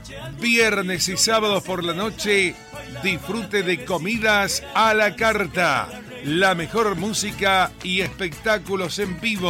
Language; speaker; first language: Spanish; native; Spanish